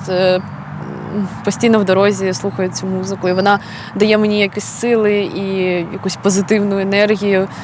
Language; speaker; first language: Ukrainian; native; Ukrainian